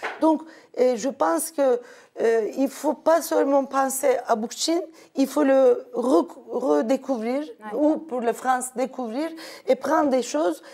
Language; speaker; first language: French; non-native, fluent; Turkish